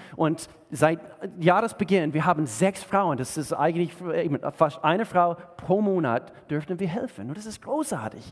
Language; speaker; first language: German; non-native, fluent; English